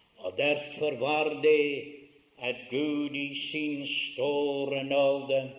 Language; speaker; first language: Norwegian; early bilingual, heritage; Norwegian